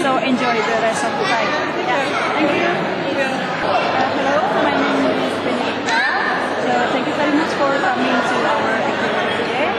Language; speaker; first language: English; non-native, learner; Indonesian